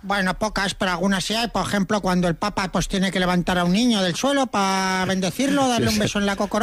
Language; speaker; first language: Spanish; native; Spanish